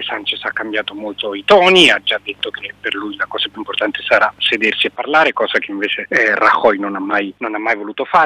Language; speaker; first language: Italian; native; Italian